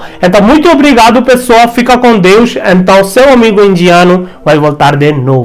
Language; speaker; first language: Portuguese; non-native, learner; Hindi